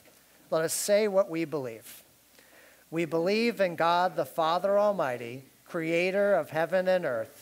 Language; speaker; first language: English; native; English